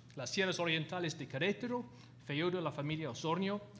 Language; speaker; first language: Spanish; non-native, fluent; English